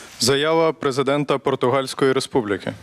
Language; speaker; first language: Ukrainian; native; Ukrainian